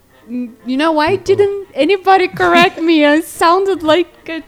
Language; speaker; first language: English; non-native, fluent; Portuguese